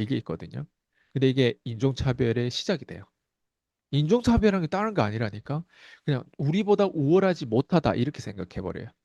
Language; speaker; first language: Korean; non-native, fluent; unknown